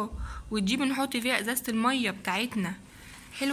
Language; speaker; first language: Arabic; native; Arabic